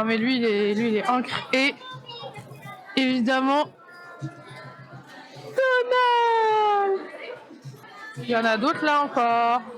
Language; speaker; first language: French; native; French